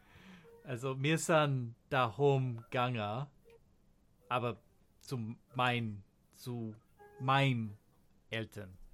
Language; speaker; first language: German; non-native, fluent; English